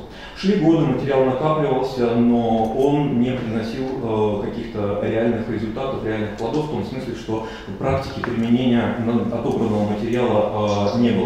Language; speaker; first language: Russian; native; Russian